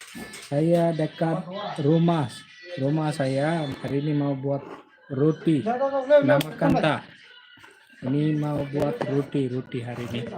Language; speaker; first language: Indonesian; non-native, learner; Bangla